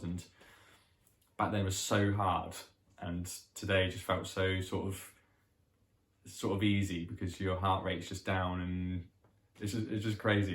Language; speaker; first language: English; native; English